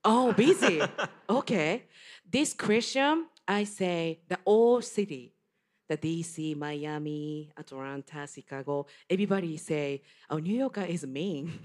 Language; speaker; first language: English; non-native, learner; Japanese